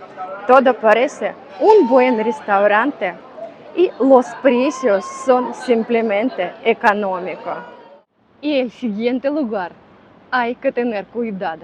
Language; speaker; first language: Spanish; non-native, learner; Ukrainian